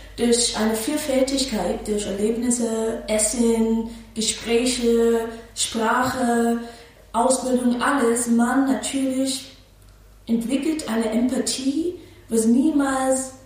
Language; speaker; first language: German; non-native, fluent; English